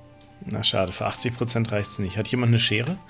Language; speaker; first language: German; native; German